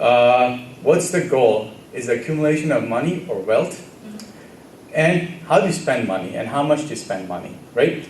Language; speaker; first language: English; early bilingual, other home language; Gujarati